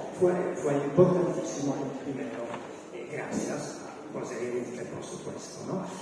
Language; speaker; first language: Spanish; non-native, learner; Italian